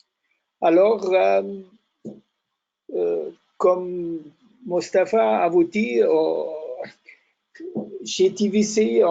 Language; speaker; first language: French; non-native, fluent; German